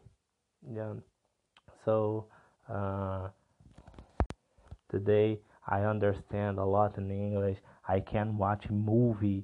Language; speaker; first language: English; non-native, learner; Portuguese